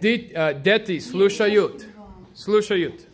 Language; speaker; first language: Russian; non-native, learner; English